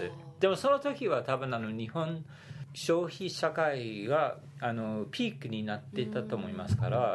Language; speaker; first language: Japanese; non-native, fluent; English